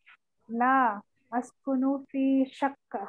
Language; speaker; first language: Arabic; non-native, learner; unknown